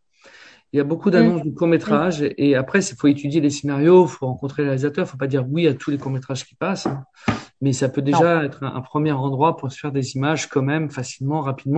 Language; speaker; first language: French; native; French